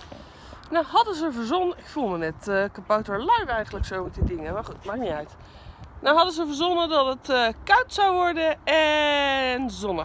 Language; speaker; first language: Dutch; native; Dutch